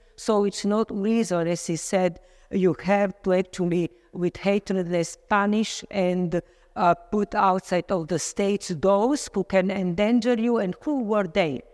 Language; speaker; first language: English; non-native, fluent; Slovenian